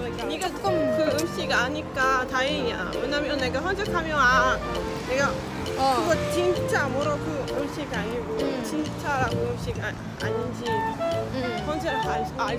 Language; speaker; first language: Korean; non-native, fluent; Arabic